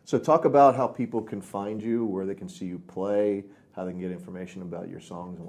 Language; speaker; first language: English; native; English